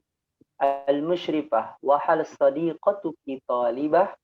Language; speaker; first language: Arabic; non-native, fluent; Indonesian